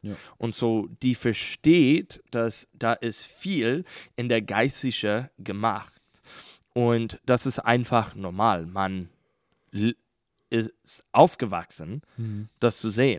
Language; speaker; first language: German; non-native, learner; English